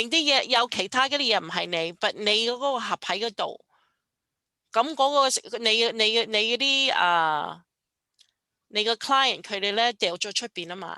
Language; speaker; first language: Cantonese; early bilingual, heritage; Cantonese